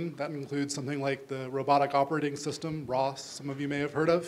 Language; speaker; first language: English; native; English